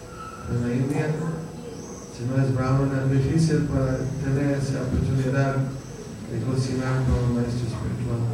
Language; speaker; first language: Spanish; non-native, fluent; English